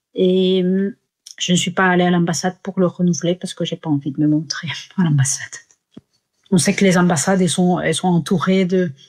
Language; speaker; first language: French; non-native, fluent; Russian